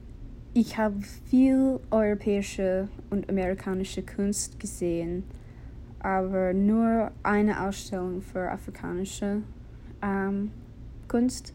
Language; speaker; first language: German; non-native, learner; English